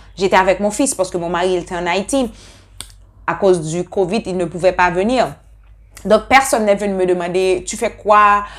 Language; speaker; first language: French; non-native, local second language; Haitian Creole